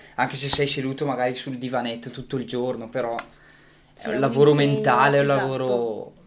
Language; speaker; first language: Italian; native; Italian